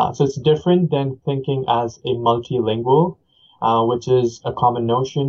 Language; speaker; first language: English; non-native, local second language; Punjabi